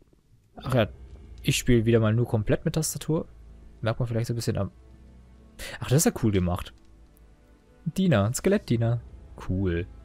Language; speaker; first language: German; native; German